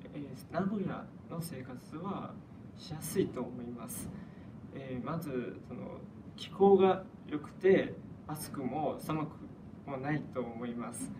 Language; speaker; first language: Japanese; non-native, fluent; Chinese